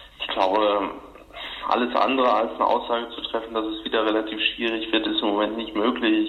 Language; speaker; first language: German; native; German